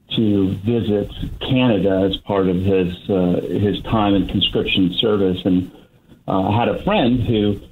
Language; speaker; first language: English; native; English